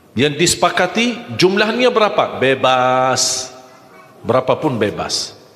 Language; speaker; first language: Malay; non-native, fluent; Arabic